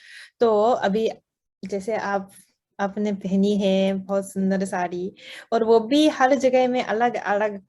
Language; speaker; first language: Hindi; non-native, fluent; Japanese